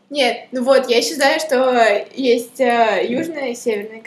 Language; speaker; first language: Russian; native; Russian